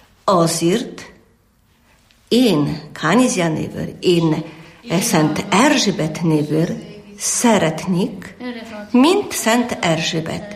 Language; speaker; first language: Hungarian; non-native, learner; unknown